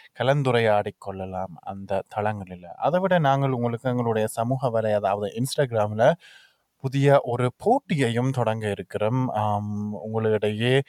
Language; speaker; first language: Tamil; native; Tamil